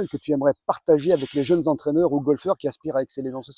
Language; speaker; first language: French; native; French